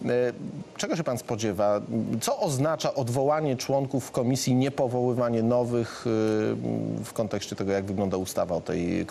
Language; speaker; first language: Polish; native; Polish